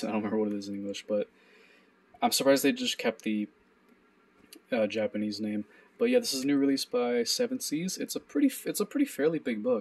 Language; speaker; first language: English; native; English